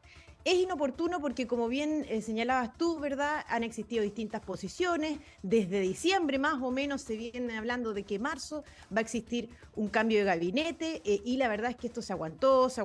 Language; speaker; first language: Spanish; native; Spanish